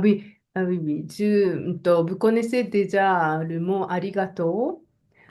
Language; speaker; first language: French; non-native, learner; Japanese